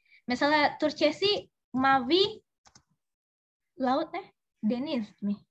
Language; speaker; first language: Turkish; non-native, learner; Indonesian